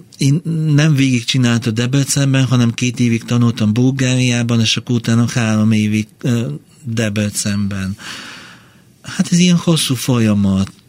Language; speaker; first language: Hungarian; non-native, fluent; Bulgarian